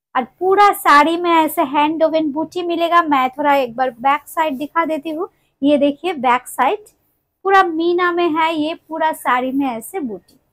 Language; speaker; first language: Hindi; non-native, local second language; Bangla